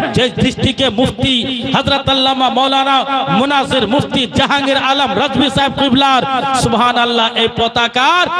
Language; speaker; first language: Bangla; non-native, fluent; Urdu